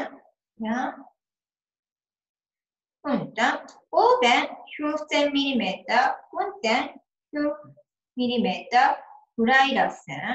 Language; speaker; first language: German; non-native, learner; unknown